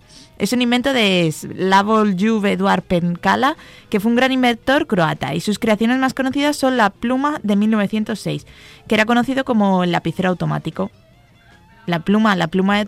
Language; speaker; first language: Spanish; native; Spanish